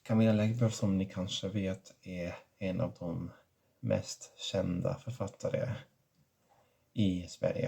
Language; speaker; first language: Swedish; non-native, fluent; Catalan